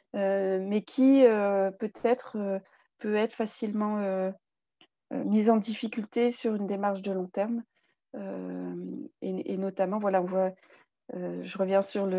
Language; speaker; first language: French; native; French